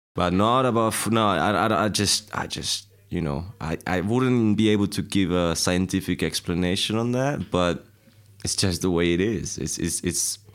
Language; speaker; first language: English; non-native, fluent; Italian